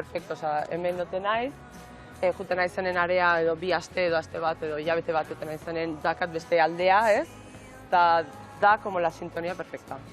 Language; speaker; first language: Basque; early bilingual, heritage; Basque